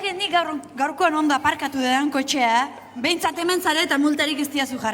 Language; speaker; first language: Basque; native; Basque